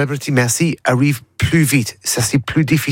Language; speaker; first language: French; non-native, learner; English